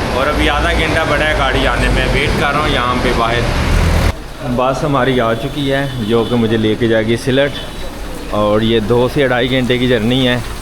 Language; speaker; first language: Urdu; native; Urdu